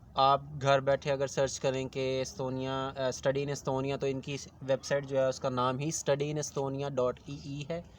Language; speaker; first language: Urdu; native; Urdu